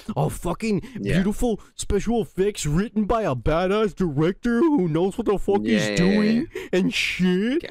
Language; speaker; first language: English; early bilingual, other home language; Spanish